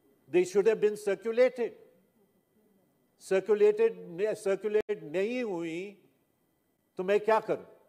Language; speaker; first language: English; non-native, local second language; Urdu